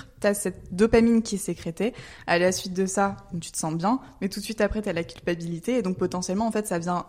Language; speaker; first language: French; native; French